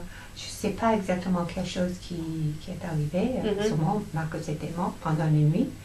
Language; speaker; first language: French; non-native, fluent; English